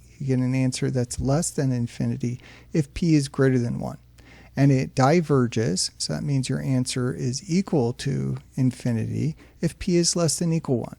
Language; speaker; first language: English; native; English